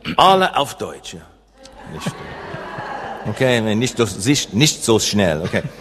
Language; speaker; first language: German; non-native, learner; English